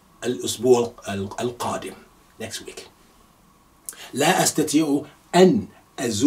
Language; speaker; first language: Arabic; non-native, fluent; Yoruba